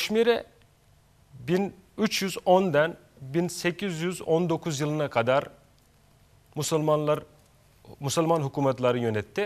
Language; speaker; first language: Turkish; non-native, fluent; Kashmiri